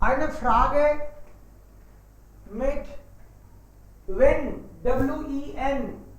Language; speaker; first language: German; non-native, fluent; Hindi